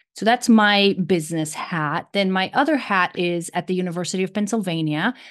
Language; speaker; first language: English; non-native, fluent; Portuguese